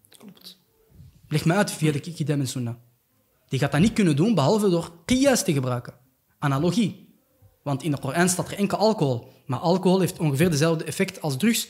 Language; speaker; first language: Dutch; early bilingual, other home language; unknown